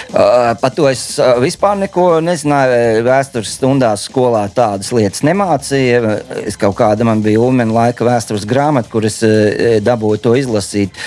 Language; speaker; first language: Latvian; native; Latvian